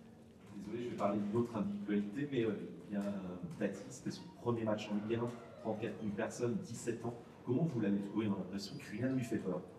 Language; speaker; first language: French; native; French